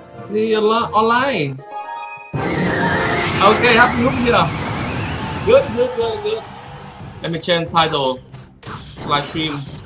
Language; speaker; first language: English; non-native, learner; Vietnamese